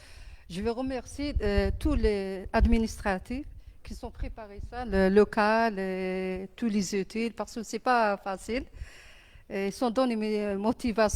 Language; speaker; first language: French; non-native, learner; Arabic